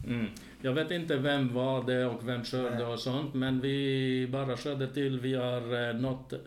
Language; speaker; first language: Swedish; non-native, fluent; Arabic